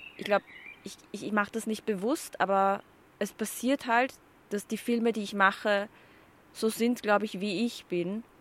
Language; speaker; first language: German; early bilingual, other home language; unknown